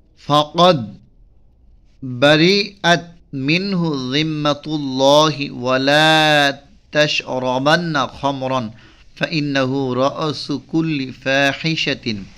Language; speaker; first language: Arabic; non-native, fluent; Bangla